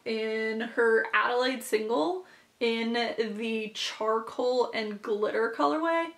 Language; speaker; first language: English; native; English